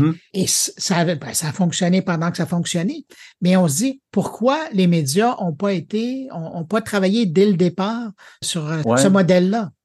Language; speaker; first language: French; native; French